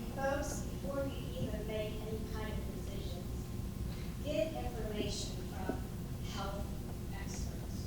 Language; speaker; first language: English; early bilingual, other home language; Italian